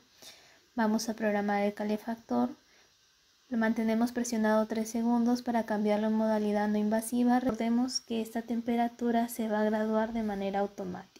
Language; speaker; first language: Spanish; native; Spanish